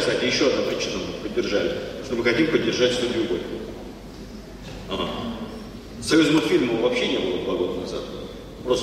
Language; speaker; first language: Russian; native; Russian